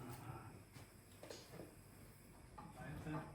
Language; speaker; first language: Russian; non-native, learner; Somali